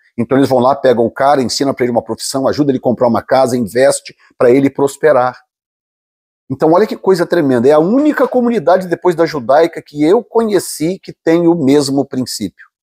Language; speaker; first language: Portuguese; native; Portuguese